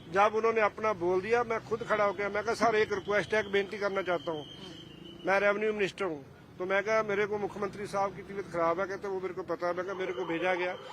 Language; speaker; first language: Urdu; non-native, local second language; Punjabi